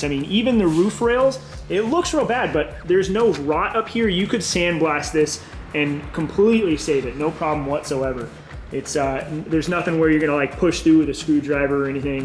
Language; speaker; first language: English; native; English